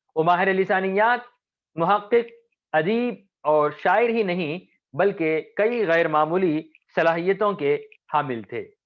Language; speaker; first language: Urdu; native; Urdu